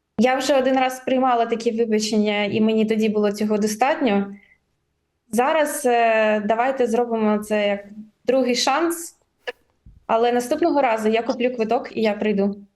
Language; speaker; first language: Ukrainian; native; Ukrainian